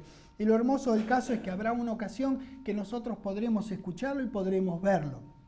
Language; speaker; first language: Spanish; native; Spanish